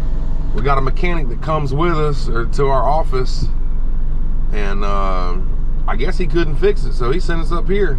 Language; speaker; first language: English; native; English